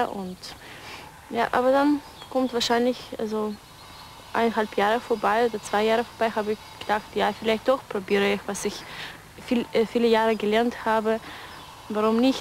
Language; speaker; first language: German; non-native, fluent; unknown